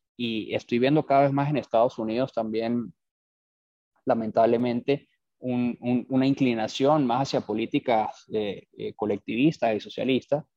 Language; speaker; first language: Spanish; native; Spanish